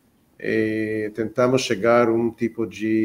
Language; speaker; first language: Portuguese; non-native, fluent; Hebrew